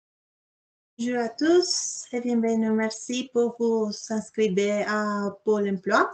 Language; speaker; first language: French; non-native, learner; Spanish